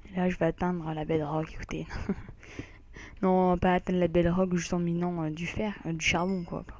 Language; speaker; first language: French; native; French